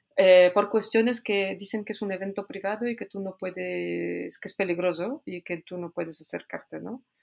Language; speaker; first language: Spanish; non-native, fluent; Polish